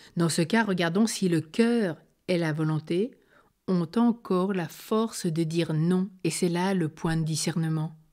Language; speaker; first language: French; native; French